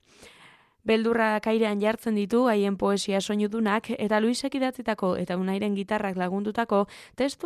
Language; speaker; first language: Basque; native; Basque